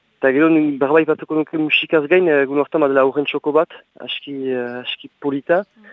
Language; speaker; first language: Basque; native; Basque